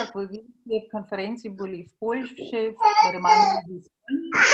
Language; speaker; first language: Russian; non-native, fluent; German